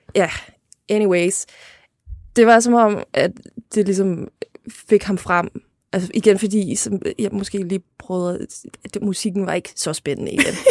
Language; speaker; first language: Danish; native; Danish